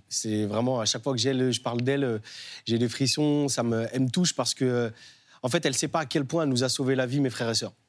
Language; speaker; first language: French; native; French